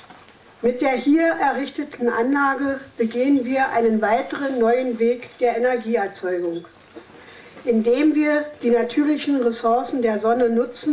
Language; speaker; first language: German; native; German